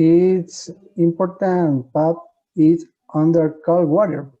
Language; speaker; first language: English; non-native, learner; Spanish